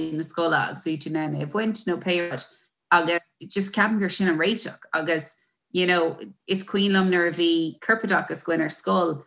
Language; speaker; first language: Irish; non-native, local second language; English